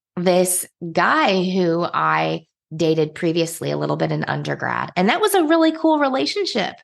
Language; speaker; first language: English; native; English